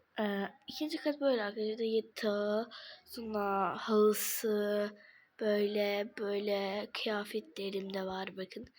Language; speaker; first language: Turkish; non-native, learner; Azerbaijani